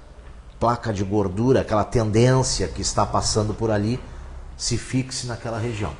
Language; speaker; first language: Portuguese; native; Portuguese